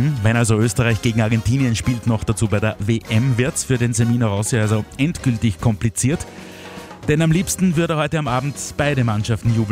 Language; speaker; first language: German; native; German